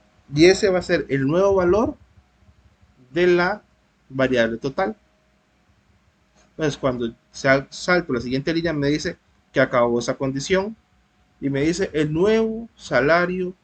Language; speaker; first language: Spanish; native; Spanish